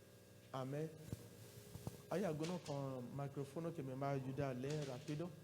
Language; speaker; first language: Spanish; non-native, learner; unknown